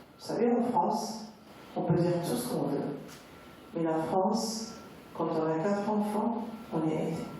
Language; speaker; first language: French; non-native, local second language; Arabic